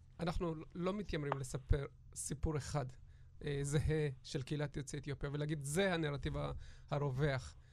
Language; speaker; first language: Hebrew; native; Hebrew